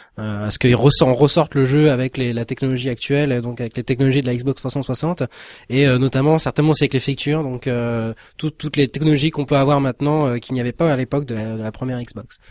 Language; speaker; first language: French; native; French